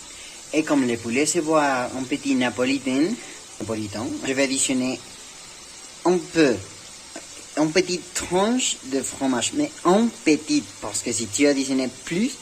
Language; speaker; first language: French; non-native, learner; Spanish